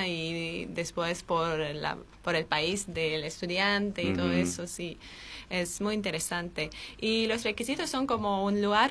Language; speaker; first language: Spanish; non-native, learner; Armenian